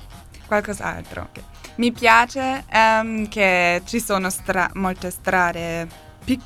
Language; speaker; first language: Italian; non-native, learner; German